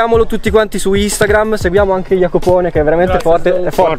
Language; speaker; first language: Italian; native; Italian